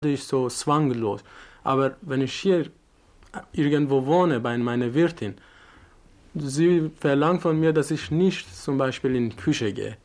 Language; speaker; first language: German; non-native, learner; Persian